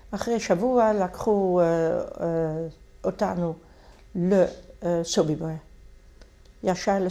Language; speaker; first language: Hebrew; non-native, fluent; Dutch